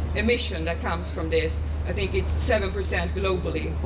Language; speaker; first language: English; non-native, fluent; Swedish